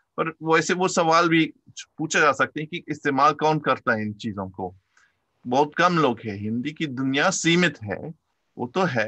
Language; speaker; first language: Hindi; non-native, fluent; German